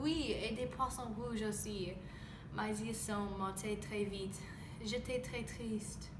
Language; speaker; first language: French; non-native, learner; English